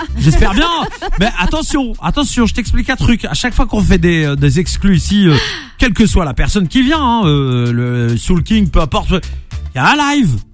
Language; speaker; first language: French; native; French